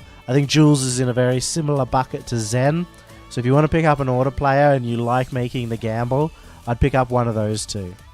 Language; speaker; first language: English; native; English